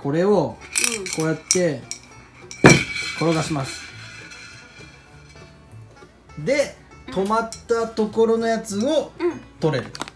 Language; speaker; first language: Japanese; native; Japanese